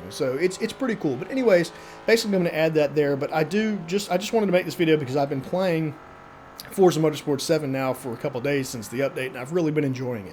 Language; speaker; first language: English; native; English